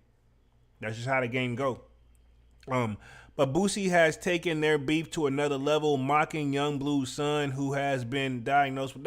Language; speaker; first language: English; native; English